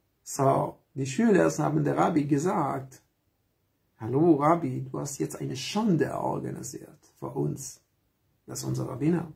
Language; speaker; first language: German; non-native, fluent; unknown